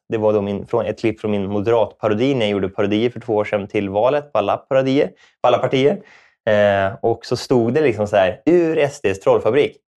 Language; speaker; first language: Swedish; native; Swedish